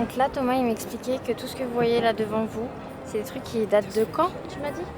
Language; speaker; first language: French; native; French